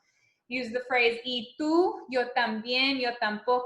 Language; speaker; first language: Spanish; non-native, fluent; English